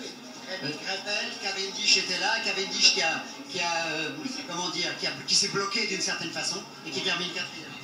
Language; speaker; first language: French; native; French